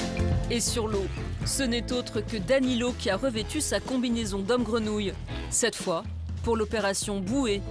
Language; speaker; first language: French; native; French